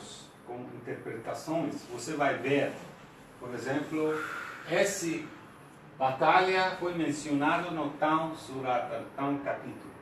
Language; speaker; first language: Portuguese; non-native, fluent; Persian